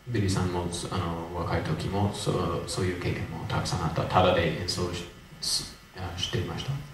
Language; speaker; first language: Japanese; non-native, fluent; English